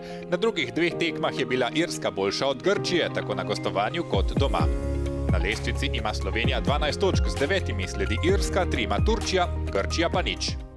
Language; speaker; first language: Slovenian; native; Slovenian